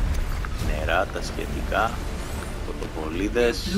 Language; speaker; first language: Greek; native; Greek